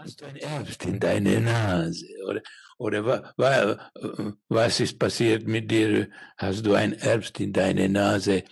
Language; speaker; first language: German; non-native, learner; Finnish